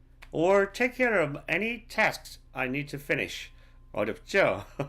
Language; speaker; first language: English; non-native, fluent; Korean